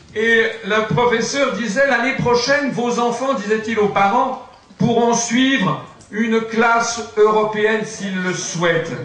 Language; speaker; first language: French; native; French